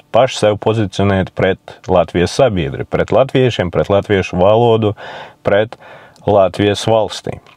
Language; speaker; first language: Latvian; non-native, local second language; Russian